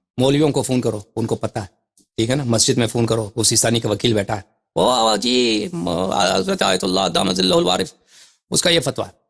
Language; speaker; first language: Urdu; native; Urdu